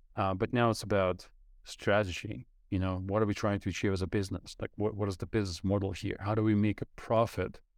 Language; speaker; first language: English; non-native, fluent; Ukrainian